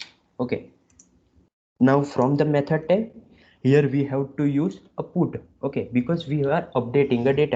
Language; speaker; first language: English; non-native, local second language; Gujarati